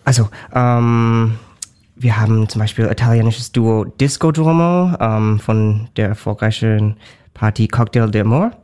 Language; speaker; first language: German; non-native, learner; English